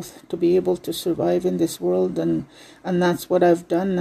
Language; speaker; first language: English; non-native, local second language; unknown